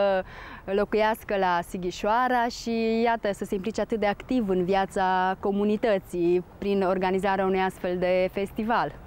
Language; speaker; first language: Romanian; native; Romanian